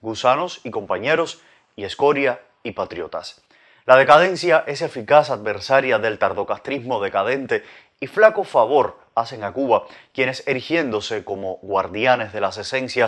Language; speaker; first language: Spanish; native; Spanish